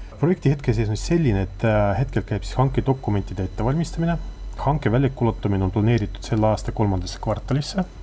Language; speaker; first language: Estonian; non-native, local second language; Russian